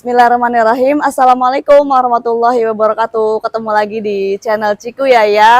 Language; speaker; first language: Indonesian; native; Indonesian